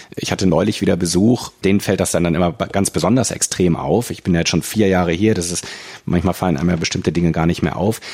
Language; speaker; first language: German; native; German